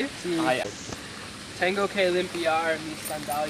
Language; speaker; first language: Spanish; non-native, learner; English